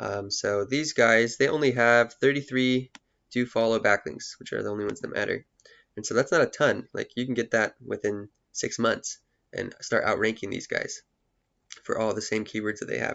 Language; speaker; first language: English; native; English